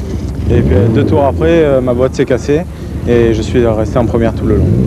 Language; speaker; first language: French; native; French